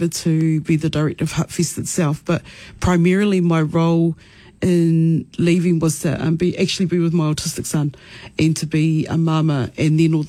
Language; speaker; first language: English; native; English